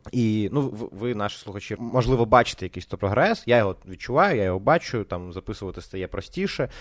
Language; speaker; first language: Ukrainian; non-native, local second language; Russian